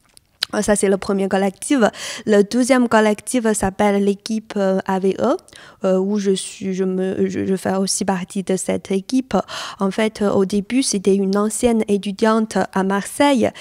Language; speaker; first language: French; non-native, fluent; Chinese